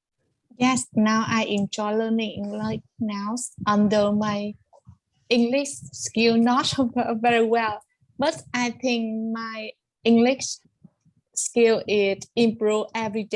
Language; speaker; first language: English; non-native, learner; Vietnamese